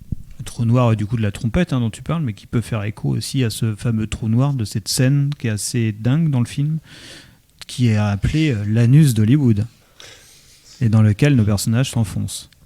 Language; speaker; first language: French; native; French